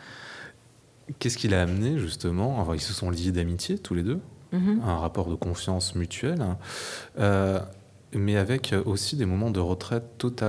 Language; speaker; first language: French; native; French